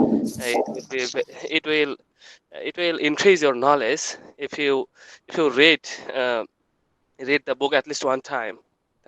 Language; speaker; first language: English; non-native, learner; Bangla